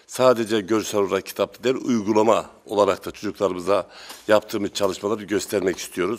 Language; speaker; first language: Turkish; native; Turkish